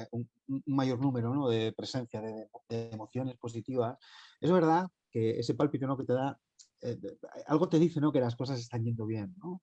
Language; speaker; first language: Spanish; native; Spanish